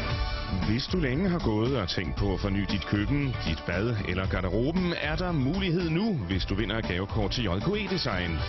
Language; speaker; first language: Danish; native; Danish